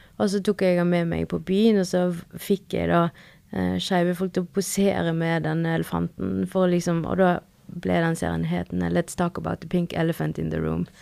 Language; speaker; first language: Norwegian; early bilingual, other home language; Spanish